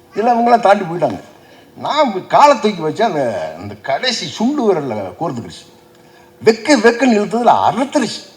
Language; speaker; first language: Tamil; native; Tamil